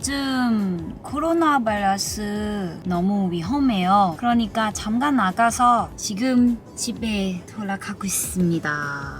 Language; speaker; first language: Korean; non-native, learner; Thai